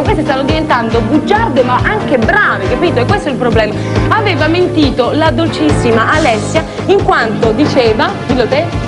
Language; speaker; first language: Italian; native; Italian